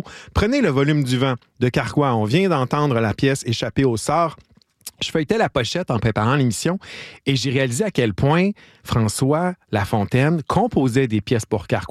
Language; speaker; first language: French; native; French